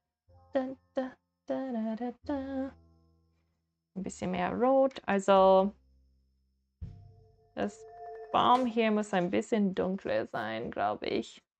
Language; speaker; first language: German; non-native, learner; English